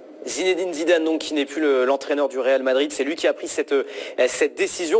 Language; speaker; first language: French; native; French